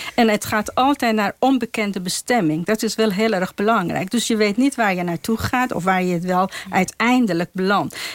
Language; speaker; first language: Dutch; non-native, fluent; Persian